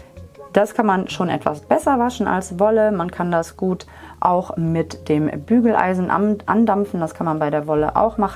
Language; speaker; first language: German; native; German